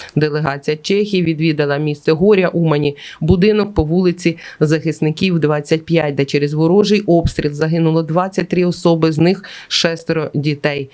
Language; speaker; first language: Ukrainian; native; Ukrainian